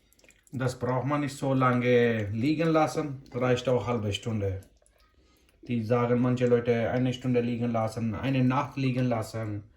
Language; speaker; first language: German; non-native, learner; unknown